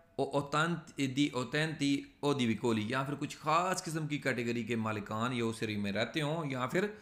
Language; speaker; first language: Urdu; non-native, local second language; Punjabi